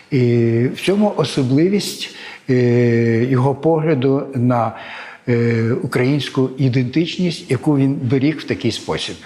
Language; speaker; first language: Ukrainian; native; Ukrainian